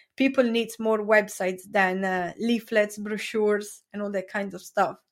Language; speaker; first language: English; non-native, fluent; Italian